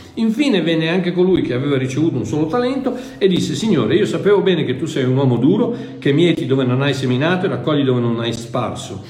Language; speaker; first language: Italian; non-native, fluent; English